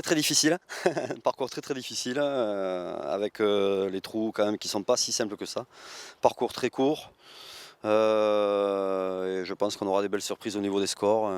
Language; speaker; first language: French; native; French